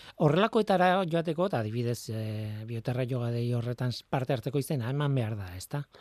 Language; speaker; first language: Basque; non-native, local second language; Spanish